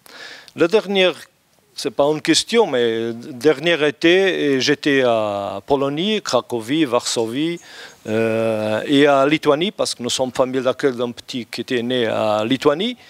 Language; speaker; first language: French; non-native, fluent; Portuguese